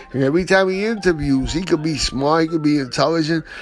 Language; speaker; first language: English; early bilingual, other home language; Spanish